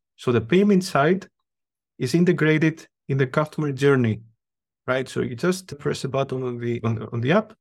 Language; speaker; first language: English; non-native, fluent; Greek